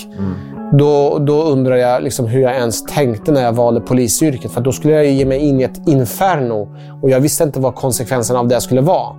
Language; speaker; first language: Swedish; early bilingual, other home language; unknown